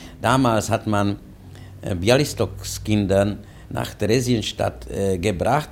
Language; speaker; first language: German; non-native, fluent; Czech